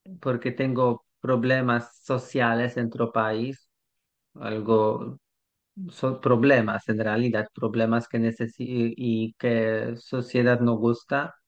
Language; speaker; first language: Spanish; non-native, learner; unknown